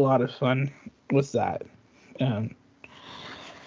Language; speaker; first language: English; native; English